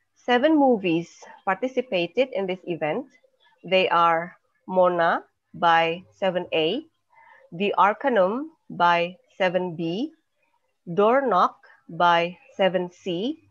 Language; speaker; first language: English; non-native, fluent; Indonesian